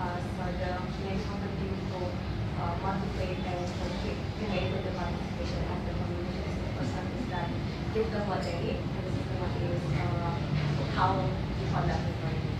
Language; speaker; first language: English; non-native, fluent; Indonesian